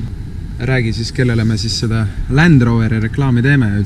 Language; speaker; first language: Estonian; native; Estonian